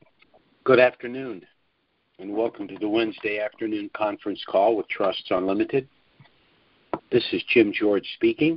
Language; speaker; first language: English; native; English